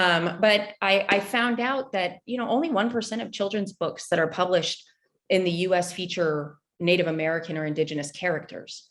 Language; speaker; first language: English; native; English